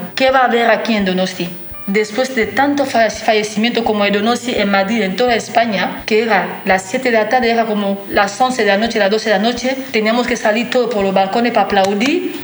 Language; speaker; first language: Spanish; non-native, fluent; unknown